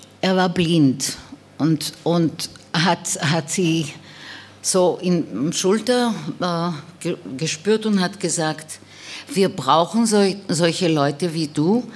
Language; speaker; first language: German; non-native, fluent; Hebrew